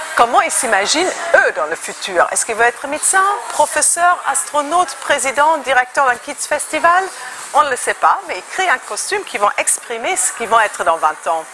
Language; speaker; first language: French; non-native, fluent; German